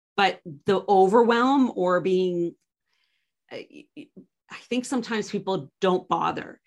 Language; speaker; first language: English; native; English